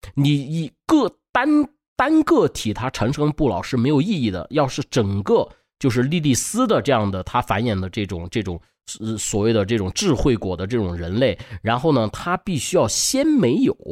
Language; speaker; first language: Chinese; native; Chinese